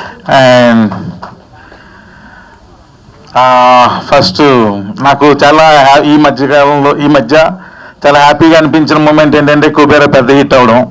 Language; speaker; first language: Telugu; native; Telugu